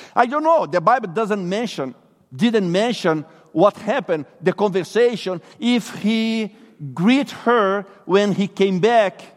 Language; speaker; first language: English; non-native, fluent; Portuguese